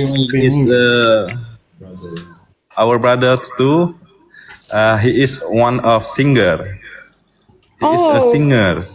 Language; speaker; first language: English; non-native, learner; Indonesian